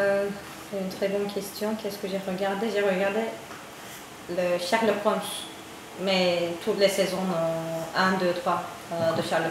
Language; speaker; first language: French; non-native, fluent; Turkish